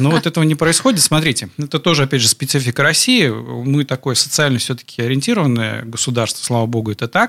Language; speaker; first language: Russian; native; Russian